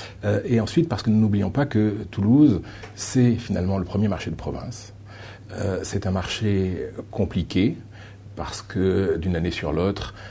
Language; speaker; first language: French; native; French